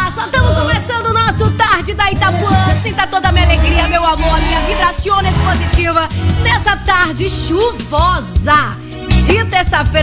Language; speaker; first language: Portuguese; native; Portuguese